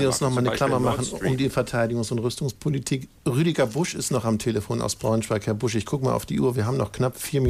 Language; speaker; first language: German; native; German